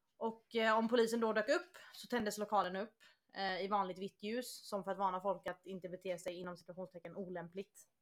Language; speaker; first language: Swedish; native; Swedish